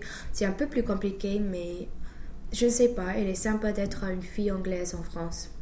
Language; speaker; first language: French; non-native, fluent; English